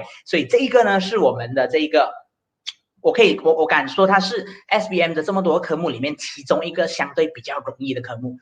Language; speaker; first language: Chinese; native; Chinese